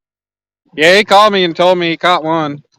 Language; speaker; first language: English; native; English